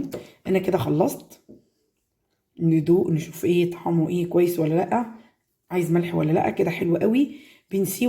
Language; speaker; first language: Arabic; native; Arabic